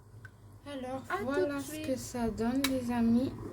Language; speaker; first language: French; non-native, local second language; Malagasy